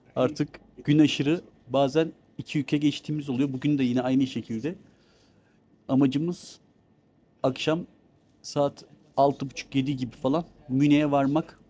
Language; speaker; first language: Turkish; early bilingual, heritage; Turkish